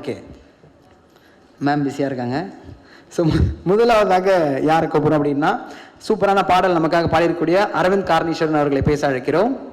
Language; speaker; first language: Tamil; native; Tamil